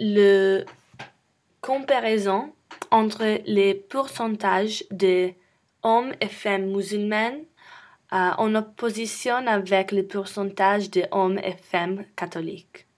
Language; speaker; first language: French; non-native, learner; English